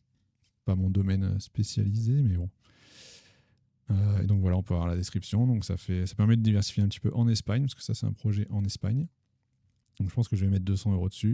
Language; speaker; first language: French; native; French